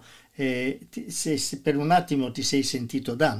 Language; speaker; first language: Italian; native; Italian